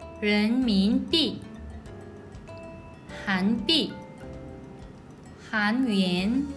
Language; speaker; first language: Chinese; non-native, learner; Korean